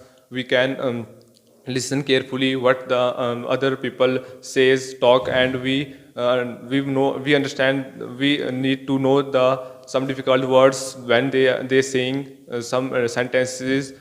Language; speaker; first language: English; non-native, learner; Hindi